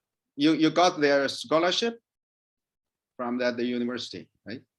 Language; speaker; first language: English; non-native, learner; Chinese